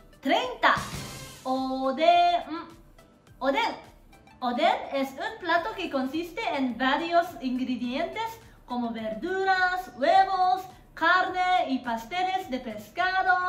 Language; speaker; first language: Spanish; non-native, fluent; Japanese